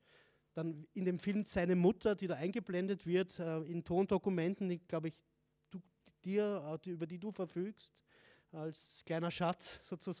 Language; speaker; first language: German; native; German